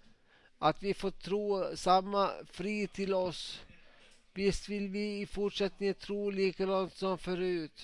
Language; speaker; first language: Swedish; non-native, local second language; Finnish